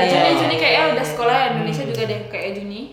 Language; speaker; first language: Indonesian; native; Indonesian